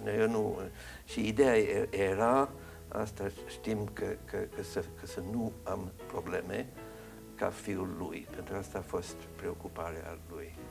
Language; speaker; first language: Romanian; early bilingual, heritage; English